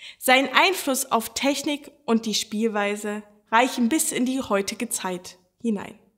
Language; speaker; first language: German; native; German